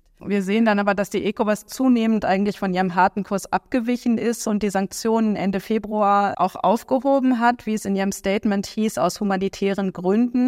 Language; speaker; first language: German; native; German